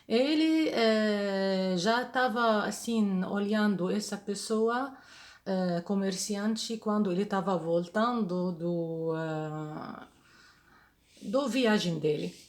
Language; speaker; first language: Portuguese; non-native, fluent; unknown